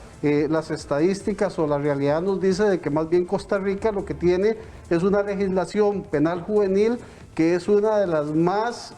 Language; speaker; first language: Spanish; native; Spanish